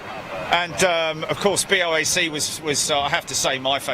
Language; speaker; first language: English; native; English